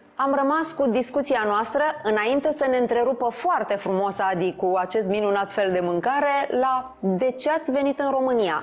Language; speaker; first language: Romanian; native; Romanian